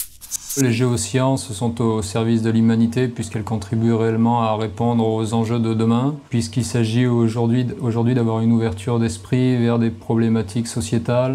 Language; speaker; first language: French; native; French